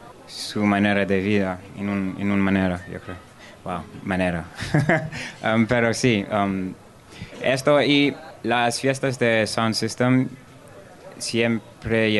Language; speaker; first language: Spanish; non-native, learner; English